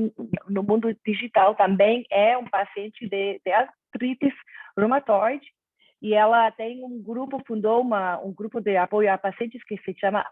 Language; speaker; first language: Portuguese; non-native, fluent; Spanish